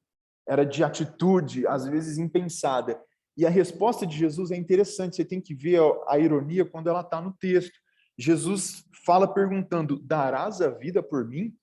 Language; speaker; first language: Portuguese; native; Portuguese